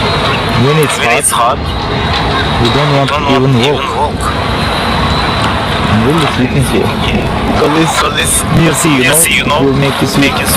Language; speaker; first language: English; non-native, learner; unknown